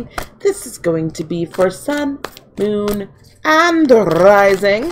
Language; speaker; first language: English; native; English